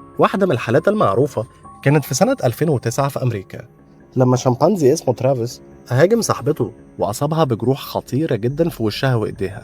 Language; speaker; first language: Arabic; native; Arabic